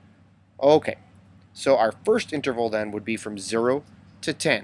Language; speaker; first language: English; native; English